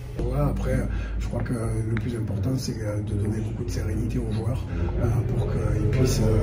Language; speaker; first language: French; native; French